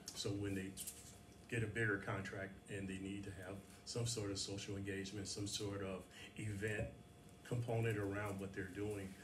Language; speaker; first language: English; native; English